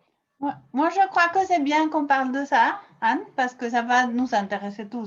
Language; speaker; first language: French; non-native, fluent; Spanish